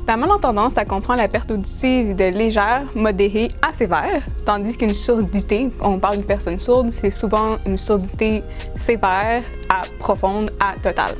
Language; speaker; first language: French; native; French